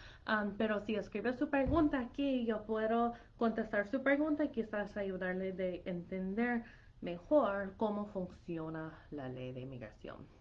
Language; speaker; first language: Spanish; non-native, fluent; English